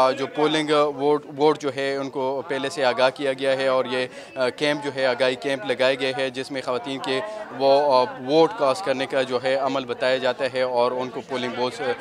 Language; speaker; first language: Urdu; non-native, local second language; Pashto